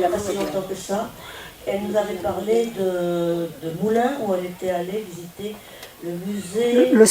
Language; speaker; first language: French; native; French